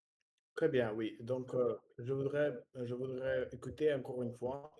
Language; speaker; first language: French; non-native, learner; Russian